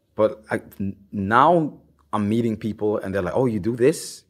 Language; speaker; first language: English; non-native, fluent; Swahili